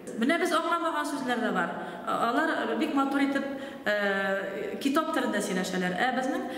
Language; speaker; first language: Tatar; non-native, local second language; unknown